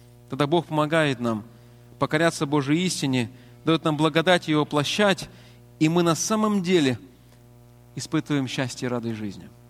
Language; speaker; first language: Russian; native; Russian